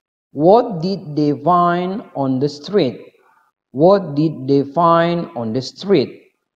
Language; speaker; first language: English; non-native, fluent; Indonesian